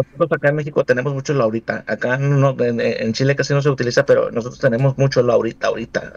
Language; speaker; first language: Spanish; native; Spanish